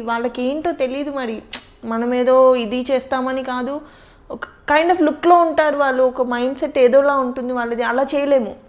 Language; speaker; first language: Telugu; native; Telugu